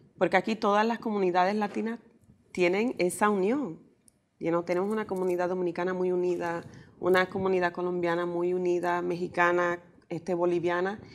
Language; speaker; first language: Spanish; early bilingual, heritage; Spanish